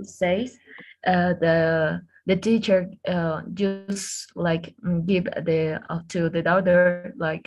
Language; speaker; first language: English; non-native, learner; Spanish